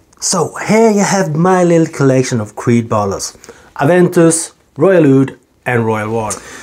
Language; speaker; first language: English; non-native, fluent; Swedish